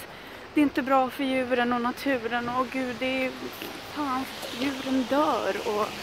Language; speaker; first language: Swedish; native; Swedish